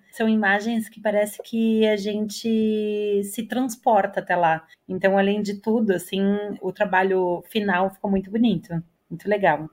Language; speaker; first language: Portuguese; native; Portuguese